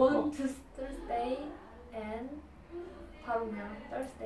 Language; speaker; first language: English; non-native, learner; Korean